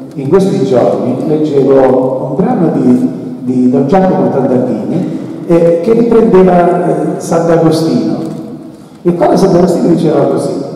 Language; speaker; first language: Italian; native; Italian